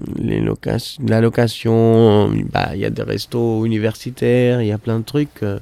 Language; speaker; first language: French; non-native, fluent; Spanish